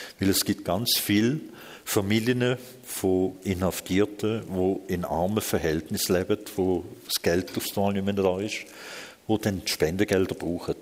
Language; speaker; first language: German; early bilingual, other home language; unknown